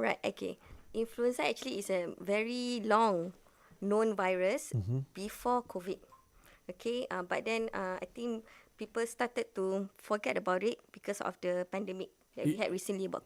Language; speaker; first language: English; non-native, local second language; Malay